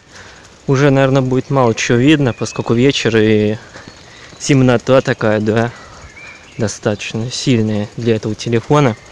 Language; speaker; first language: Russian; native; Russian